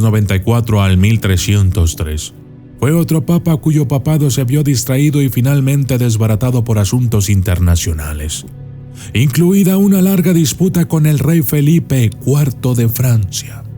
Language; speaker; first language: Spanish; native; Spanish